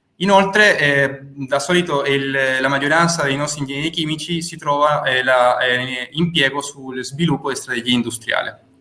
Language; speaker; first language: Italian; non-native, fluent; Spanish